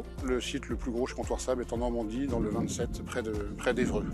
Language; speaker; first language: French; native; French